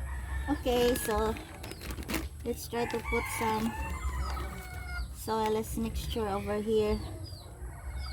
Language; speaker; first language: English; non-native, local second language; Filipino